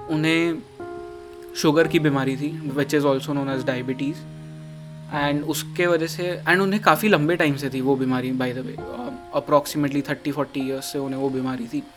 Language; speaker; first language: Hindi; native; Hindi